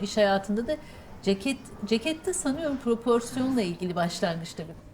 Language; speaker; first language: Turkish; native; Turkish